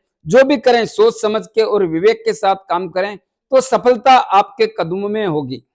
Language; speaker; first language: Hindi; native; Hindi